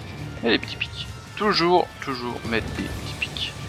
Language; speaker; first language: French; native; French